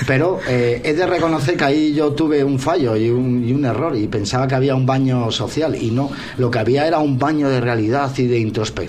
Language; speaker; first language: Spanish; native; Spanish